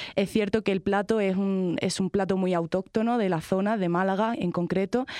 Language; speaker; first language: Spanish; native; Spanish